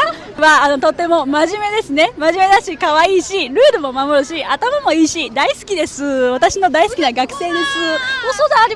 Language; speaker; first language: Japanese; non-native, fluent; Mongolian